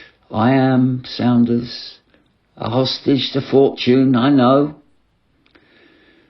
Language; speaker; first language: English; native; English